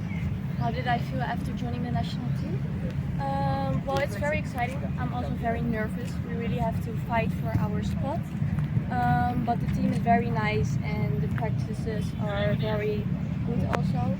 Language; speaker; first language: English; non-native, fluent; Dutch